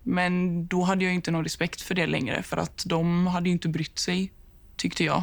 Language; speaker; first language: Swedish; native; Swedish